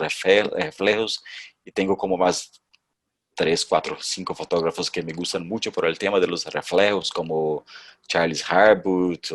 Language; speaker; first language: Spanish; non-native, fluent; Portuguese